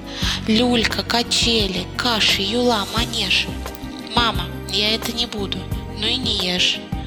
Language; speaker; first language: Russian; native; Russian